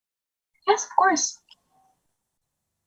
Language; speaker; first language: English; non-native, learner; Ukrainian